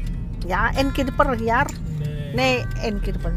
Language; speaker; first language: Dutch; non-native, learner; Indonesian